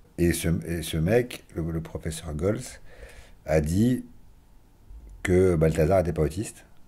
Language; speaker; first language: French; native; French